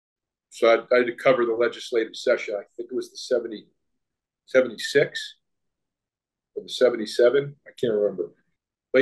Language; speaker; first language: English; native; English